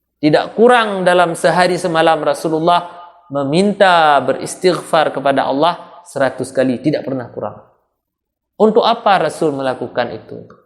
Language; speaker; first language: Malay; non-native, local second language; Achinese